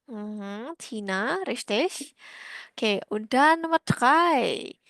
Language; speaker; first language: German; non-native, learner; Indonesian